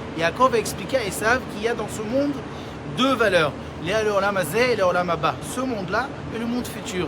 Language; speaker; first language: French; native; French